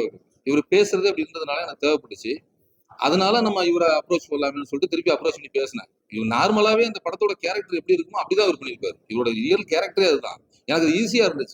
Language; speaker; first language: Tamil; native; Tamil